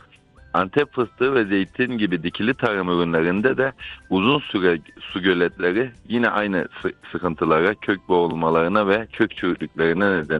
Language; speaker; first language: Turkish; native; Turkish